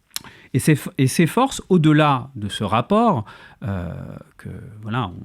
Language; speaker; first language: French; native; French